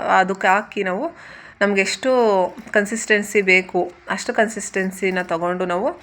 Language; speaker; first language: Kannada; native; Kannada